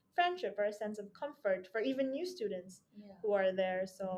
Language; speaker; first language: English; non-native, local second language; Nepali